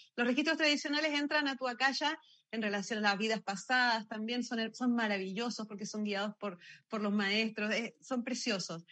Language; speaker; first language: Spanish; native; Spanish